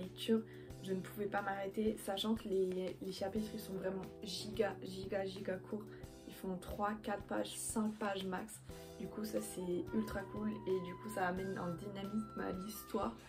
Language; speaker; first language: French; native; French